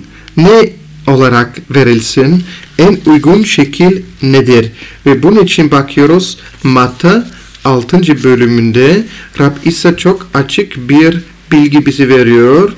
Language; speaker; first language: Turkish; non-native, fluent; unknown